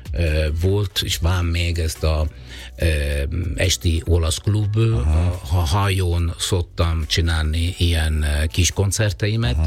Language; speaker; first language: Hungarian; non-native, learner; Italian